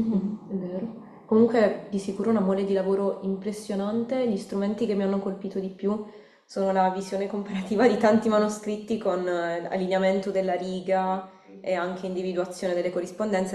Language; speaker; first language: Italian; native; Italian